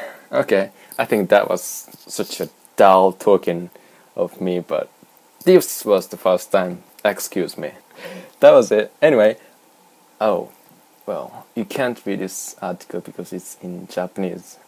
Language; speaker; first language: English; non-native, fluent; Japanese